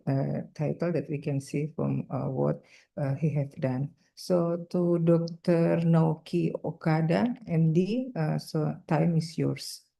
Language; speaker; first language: English; non-native, fluent; Indonesian